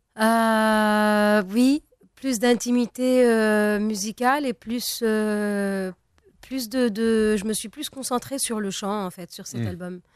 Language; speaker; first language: French; non-native, local second language; Arabic